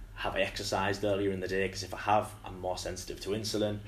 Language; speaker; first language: English; native; English